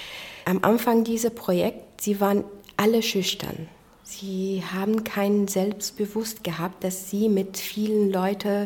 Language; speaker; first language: German; non-native, fluent; Arabic